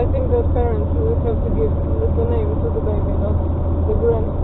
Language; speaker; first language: English; non-native, fluent; Croatian